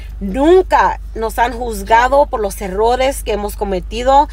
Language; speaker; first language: Spanish; early bilingual, heritage; Spanish